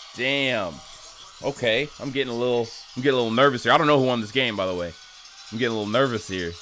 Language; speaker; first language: English; native; English